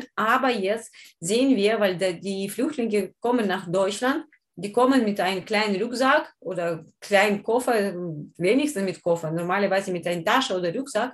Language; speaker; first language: German; non-native, learner; Ukrainian